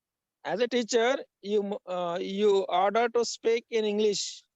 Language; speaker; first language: English; non-native, learner; Telugu